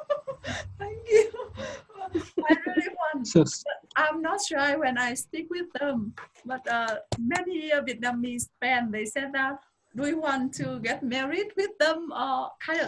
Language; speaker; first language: English; non-native, fluent; Vietnamese